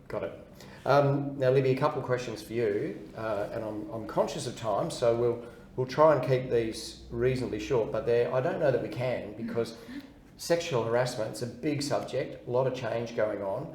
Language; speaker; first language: English; native; English